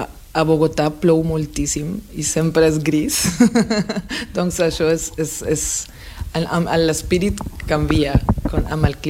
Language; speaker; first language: Catalan; non-native, fluent; Spanish